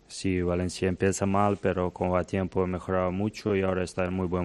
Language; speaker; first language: Spanish; non-native, learner; Serbian